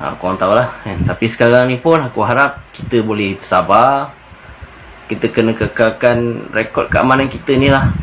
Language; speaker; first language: Malay; native; Malay